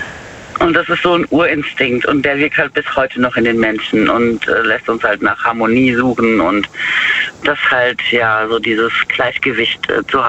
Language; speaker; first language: German; native; German